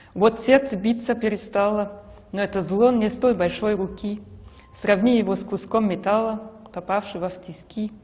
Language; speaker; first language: Russian; non-native, fluent; German